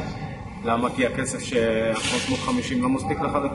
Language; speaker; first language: Hebrew; native; Hebrew